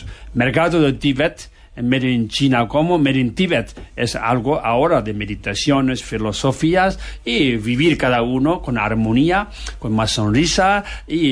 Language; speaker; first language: Spanish; non-native, fluent; Tibetan